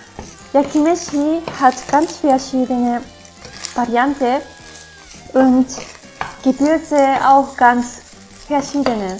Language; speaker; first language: German; non-native, learner; Japanese